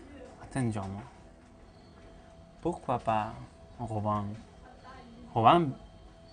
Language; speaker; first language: French; non-native, learner; Spanish